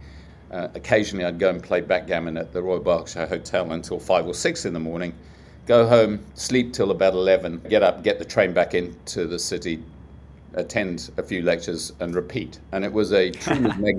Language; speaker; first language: English; native; English